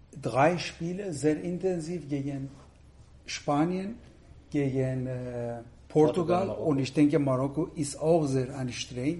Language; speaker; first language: German; non-native, fluent; Persian